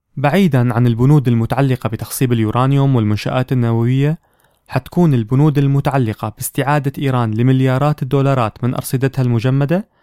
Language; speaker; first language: Arabic; native; Arabic